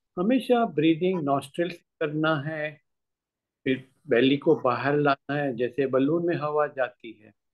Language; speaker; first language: Hindi; native; Hindi